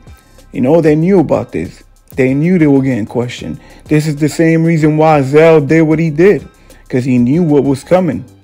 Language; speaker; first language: English; native; English